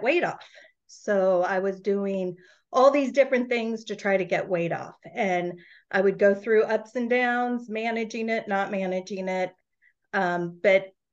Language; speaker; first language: English; native; English